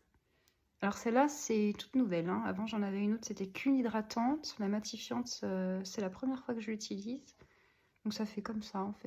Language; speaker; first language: French; native; French